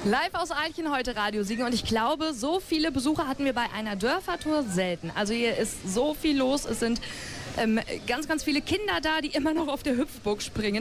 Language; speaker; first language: German; native; German